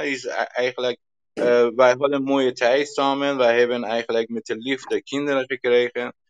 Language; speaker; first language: Dutch; non-native, learner; Persian